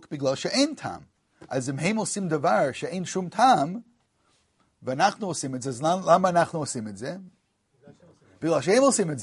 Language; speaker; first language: Hebrew; non-native, fluent; English